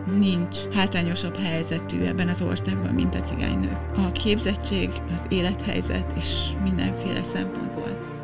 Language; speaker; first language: Hungarian; native; Hungarian